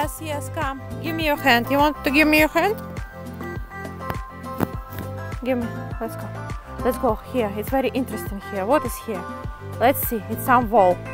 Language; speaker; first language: English; non-native, learner; Russian